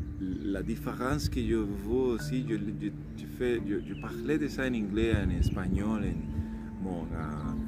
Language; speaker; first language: French; non-native, learner; Spanish